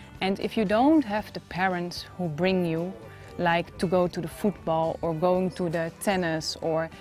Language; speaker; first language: English; non-native, fluent; Dutch